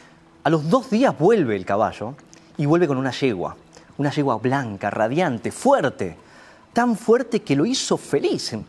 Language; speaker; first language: Spanish; native; Spanish